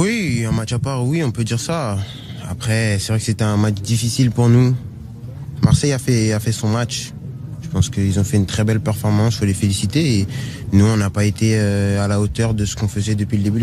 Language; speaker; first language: French; native; French